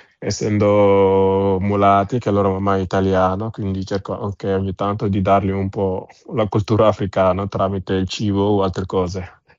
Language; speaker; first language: Italian; non-native, fluent; Wolof